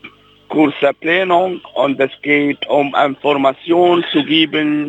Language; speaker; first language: German; non-native, fluent; Arabic